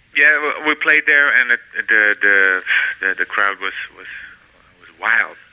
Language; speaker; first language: English; non-native, fluent; Dutch